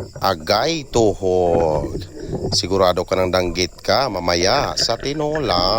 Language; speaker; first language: Filipino; non-native, local second language; Cebuano